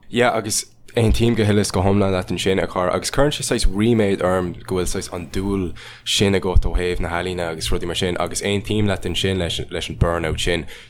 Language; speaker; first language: Irish; non-native, local second language; English